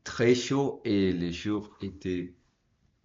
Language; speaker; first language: French; non-native, learner; Spanish